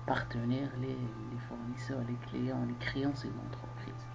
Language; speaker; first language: French; non-native, local second language; Arabic